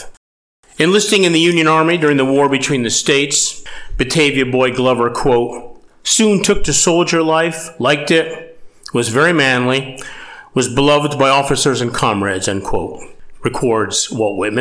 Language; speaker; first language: English; native; English